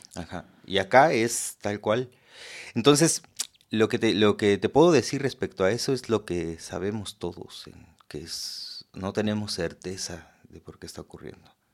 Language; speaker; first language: Spanish; native; Spanish